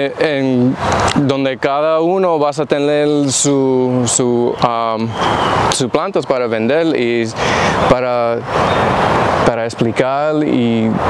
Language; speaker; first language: Spanish; early bilingual, heritage; English